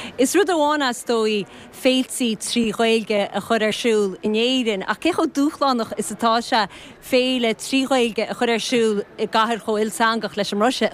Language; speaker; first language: Irish; native; Irish